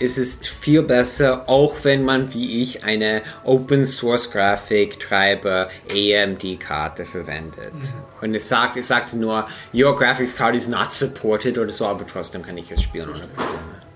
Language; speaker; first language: German; non-native, fluent; English